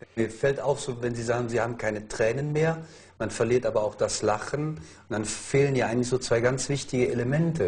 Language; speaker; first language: German; native; German